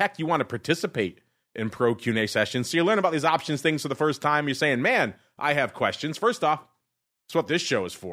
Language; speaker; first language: English; native; English